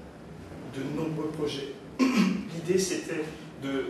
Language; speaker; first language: French; early bilingual, other home language; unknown